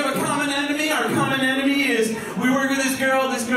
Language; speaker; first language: English; native; English